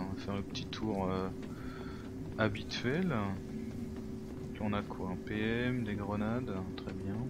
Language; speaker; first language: French; native; French